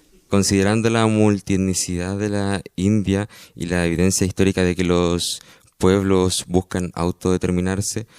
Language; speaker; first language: Spanish; native; Spanish